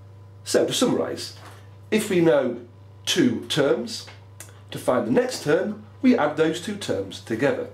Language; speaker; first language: English; native; English